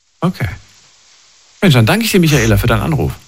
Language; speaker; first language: German; native; German